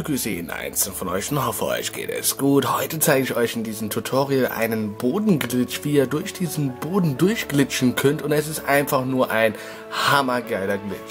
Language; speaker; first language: German; native; German